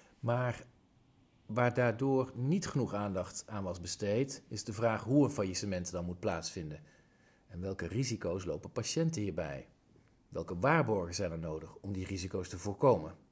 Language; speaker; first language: Dutch; native; Dutch